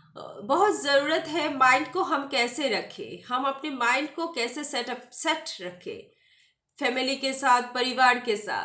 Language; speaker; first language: Hindi; non-native, local second language; Bangla